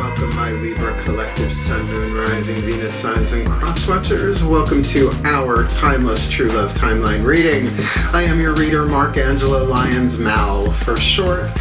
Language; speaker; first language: English; native; English